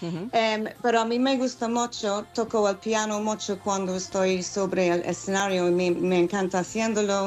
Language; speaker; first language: Spanish; non-native, fluent; English